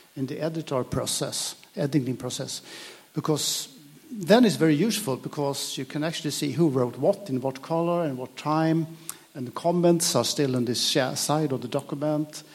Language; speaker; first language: English; non-native, fluent; Swedish